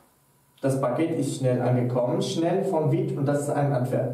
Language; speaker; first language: German; non-native, fluent; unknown